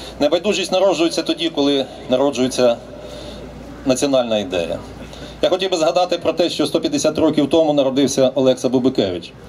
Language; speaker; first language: Ukrainian; native; Ukrainian